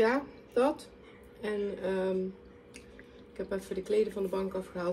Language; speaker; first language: Dutch; native; Dutch